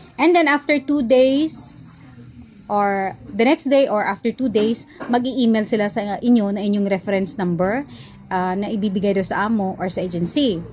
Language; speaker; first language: Filipino; non-native, local second language; Cebuano